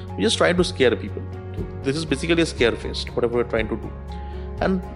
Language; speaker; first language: English; non-native, local second language; Bangla